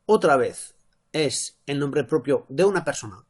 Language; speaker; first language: Spanish; non-native, fluent; French